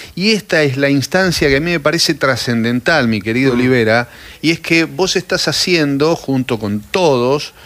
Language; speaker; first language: Spanish; native; Spanish